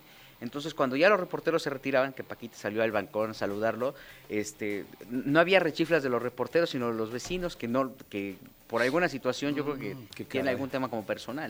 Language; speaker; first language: Spanish; native; Spanish